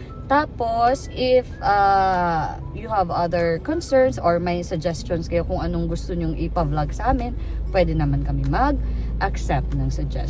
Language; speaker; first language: Filipino; native; Filipino